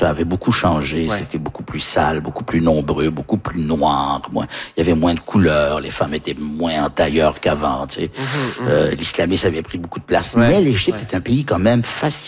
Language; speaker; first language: French; early bilingual, heritage; French